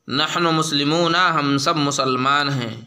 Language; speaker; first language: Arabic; non-native, fluent; Urdu